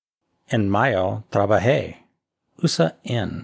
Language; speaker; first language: Spanish; non-native, fluent; English